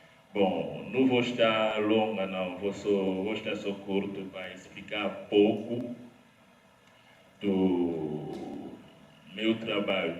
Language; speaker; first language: Portuguese; non-native, learner; Lingala